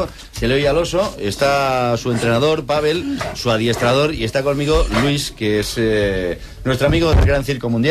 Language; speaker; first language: Spanish; native; Spanish